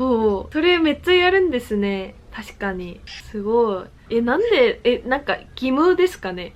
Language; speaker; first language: Japanese; non-native, fluent; Korean